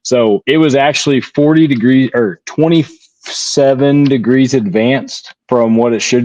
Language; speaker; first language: English; native; English